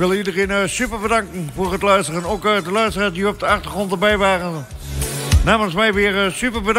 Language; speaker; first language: Dutch; native; Dutch